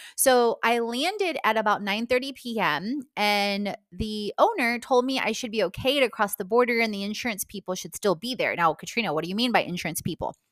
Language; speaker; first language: English; non-native, fluent; Polish